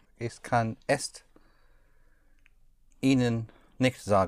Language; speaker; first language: German; non-native, learner; English